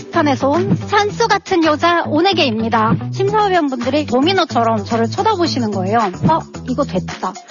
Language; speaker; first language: Korean; non-native, fluent; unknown